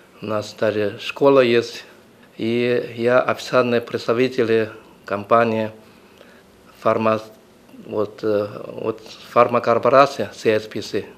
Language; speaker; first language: Russian; non-native, fluent; Chinese